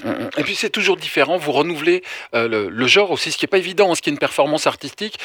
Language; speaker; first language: French; native; French